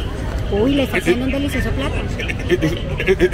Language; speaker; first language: Spanish; native; Spanish